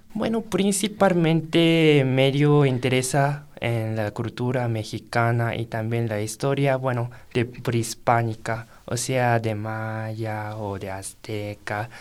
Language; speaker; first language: Spanish; non-native, learner; Japanese